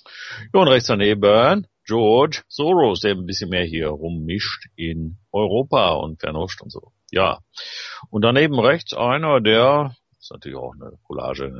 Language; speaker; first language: German; native; German